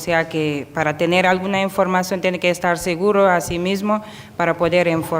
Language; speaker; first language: Spanish; non-native, learner; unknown